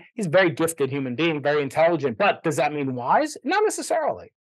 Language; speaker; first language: English; native; English